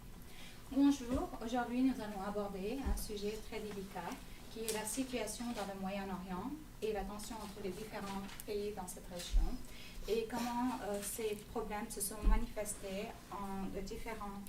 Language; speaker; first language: French; non-native, fluent; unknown